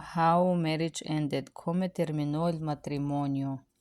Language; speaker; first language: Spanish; non-native, fluent; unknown